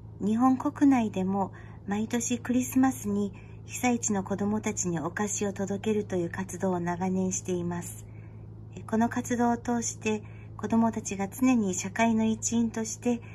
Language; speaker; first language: Japanese; non-native, fluent; English